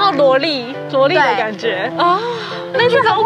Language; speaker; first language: Chinese; native; Chinese